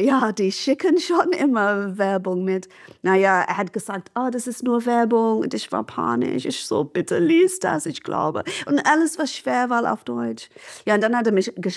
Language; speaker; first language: German; non-native, fluent; English